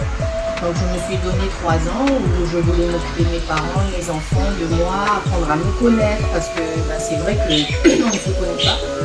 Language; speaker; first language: French; native; French